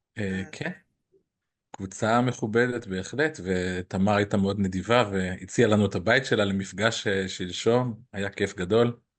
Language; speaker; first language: Hebrew; native; Hebrew